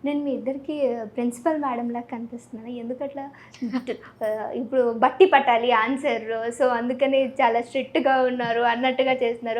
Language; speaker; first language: Telugu; native; Telugu